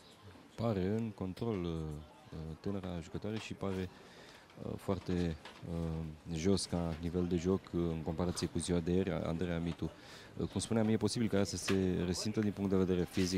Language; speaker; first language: Romanian; native; Romanian